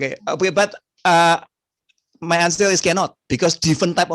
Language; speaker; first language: English; non-native, fluent; Indonesian